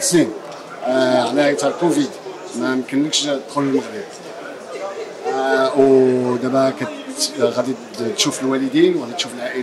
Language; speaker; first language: Arabic; native; Arabic